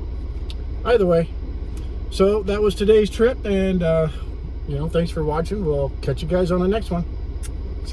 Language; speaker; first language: English; native; English